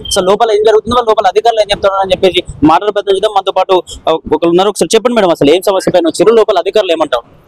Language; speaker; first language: Telugu; native; Telugu